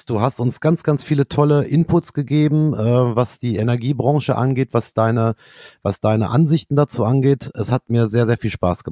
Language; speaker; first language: German; native; German